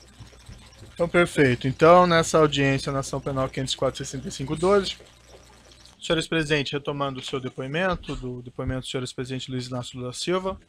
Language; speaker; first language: Portuguese; native; Portuguese